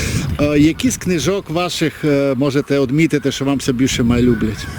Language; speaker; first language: Ukrainian; native; Ukrainian